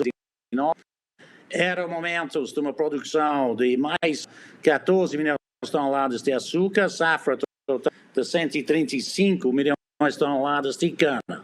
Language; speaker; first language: Portuguese; non-native, fluent; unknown